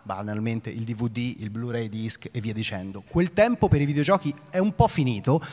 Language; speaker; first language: Italian; native; Italian